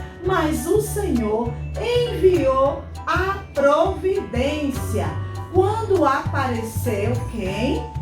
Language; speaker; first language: Portuguese; native; Portuguese